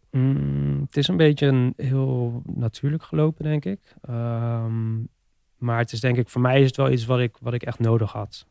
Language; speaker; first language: Dutch; native; Dutch